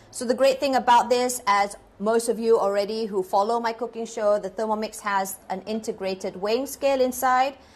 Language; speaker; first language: English; non-native, local second language; Malay